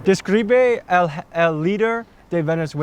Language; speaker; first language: Spanish; non-native, learner; English